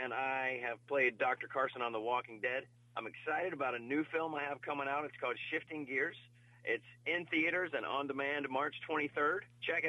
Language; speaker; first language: English; native; English